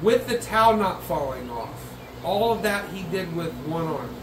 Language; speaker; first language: English; native; English